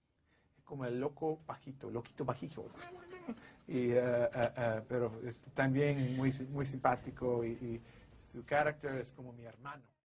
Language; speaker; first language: Spanish; non-native, fluent; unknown